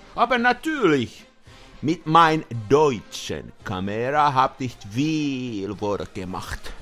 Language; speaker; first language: German; non-native, learner; Finnish